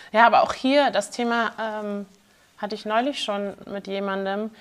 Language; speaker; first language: German; native; German